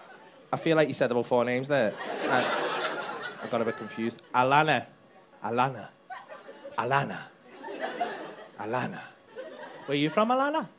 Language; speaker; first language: English; native; English